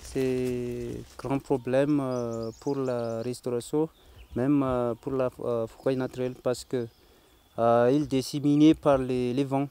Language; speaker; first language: French; non-native, local second language; Malagasy